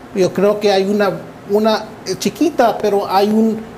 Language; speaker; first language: Spanish; early bilingual, heritage; Spanish